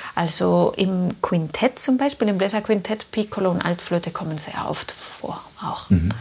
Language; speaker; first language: German; non-native, fluent; Spanish